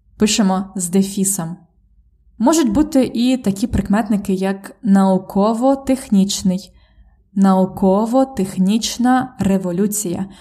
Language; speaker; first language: Ukrainian; native; Ukrainian